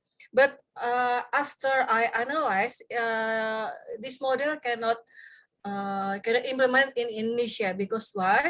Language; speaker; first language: English; non-native, fluent; Indonesian